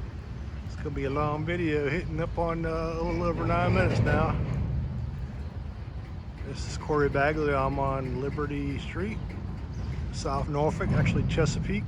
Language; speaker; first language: English; native; English